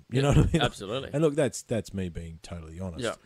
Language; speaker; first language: English; native; English